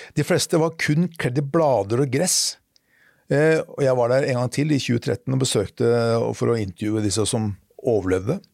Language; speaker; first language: Norwegian; native; Norwegian